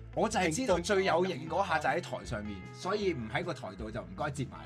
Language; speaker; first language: Cantonese; native; Cantonese